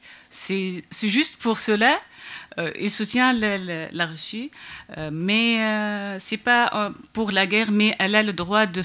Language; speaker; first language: French; non-native, local second language; Arabic